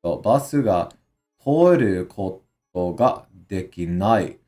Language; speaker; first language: Japanese; non-native, learner; English